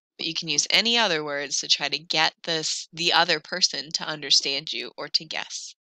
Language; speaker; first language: English; native; English